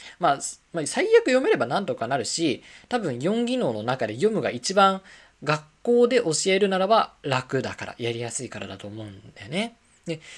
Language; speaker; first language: Japanese; native; Japanese